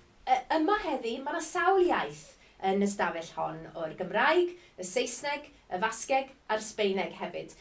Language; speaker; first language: Welsh; native; Welsh